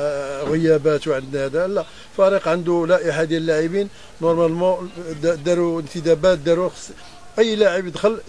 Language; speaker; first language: Arabic; native; Arabic